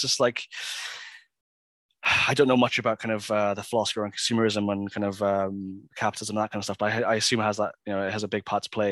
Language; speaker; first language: English; native; English